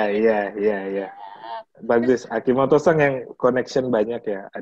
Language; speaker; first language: Indonesian; non-native, learner; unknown